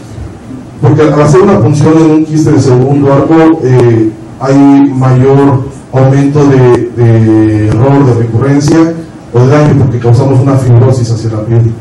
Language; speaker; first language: Spanish; native; Spanish